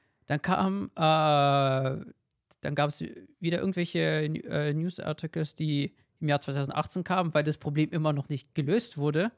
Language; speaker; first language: German; native; German